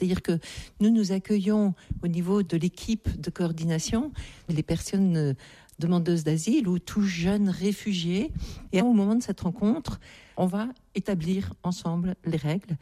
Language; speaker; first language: French; native; French